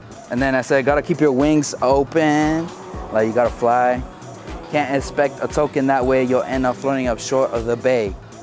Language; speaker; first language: English; native; English